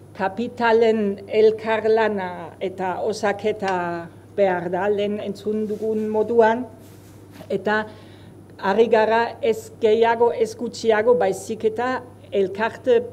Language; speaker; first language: Basque; non-native, fluent; German